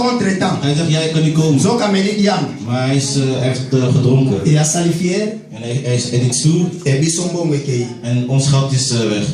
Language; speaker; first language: Dutch; non-native, learner; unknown